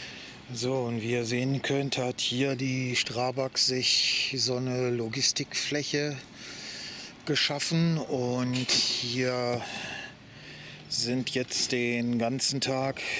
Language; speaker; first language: German; native; German